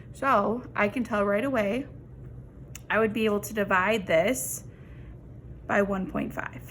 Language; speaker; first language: English; native; English